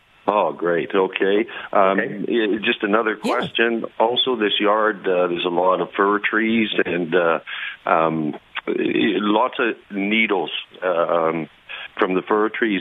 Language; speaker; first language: English; native; English